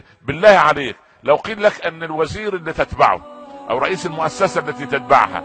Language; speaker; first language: Arabic; native; Arabic